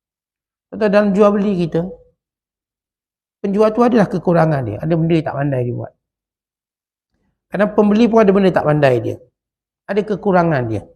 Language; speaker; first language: Malay; native; Malay